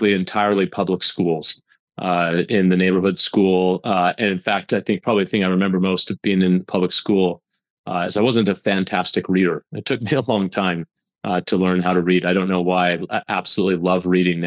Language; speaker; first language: English; native; English